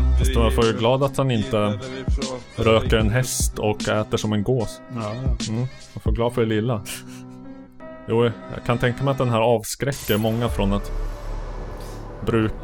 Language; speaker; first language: Swedish; native; Swedish